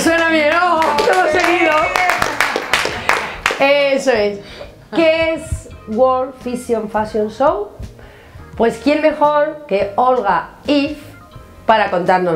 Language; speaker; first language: Spanish; native; Spanish